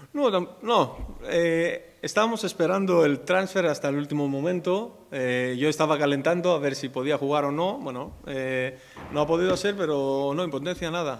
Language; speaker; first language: Spanish; non-native, fluent; Greek